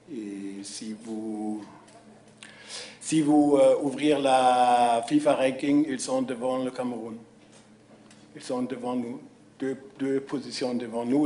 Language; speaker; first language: French; non-native, fluent; German